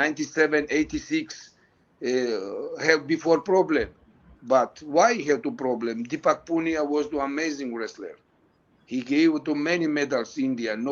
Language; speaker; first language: English; non-native, learner; Georgian